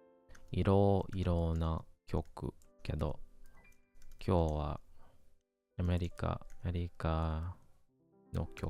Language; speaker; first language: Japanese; non-native, learner; English